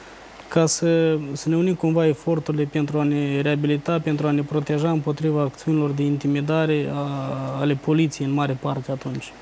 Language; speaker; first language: Romanian; native; Romanian